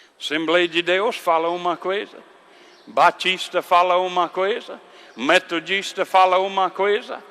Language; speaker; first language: Portuguese; non-native, fluent; English